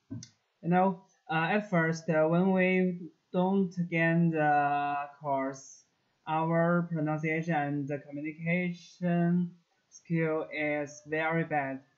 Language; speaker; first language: English; non-native, learner; Chinese